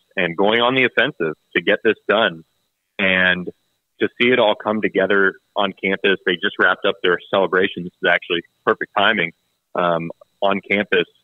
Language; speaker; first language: English; native; English